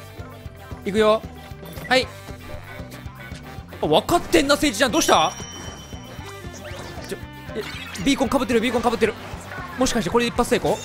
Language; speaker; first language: Japanese; native; Japanese